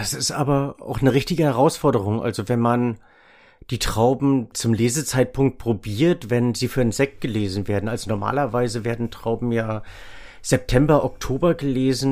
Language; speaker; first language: German; native; German